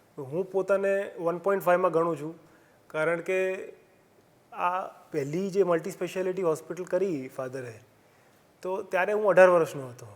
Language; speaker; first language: Gujarati; native; Gujarati